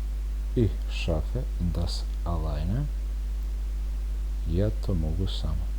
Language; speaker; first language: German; non-native, fluent; Bosnian